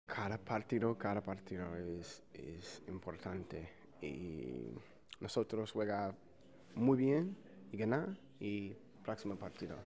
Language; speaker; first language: Spanish; non-native, learner; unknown